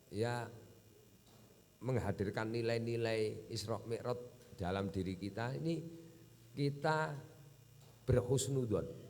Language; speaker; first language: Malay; non-native, local second language; Javanese